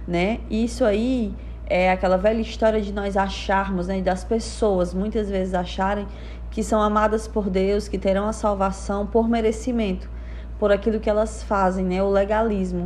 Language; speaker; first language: Portuguese; native; Portuguese